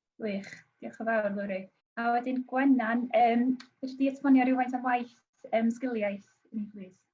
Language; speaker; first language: Welsh; native; Welsh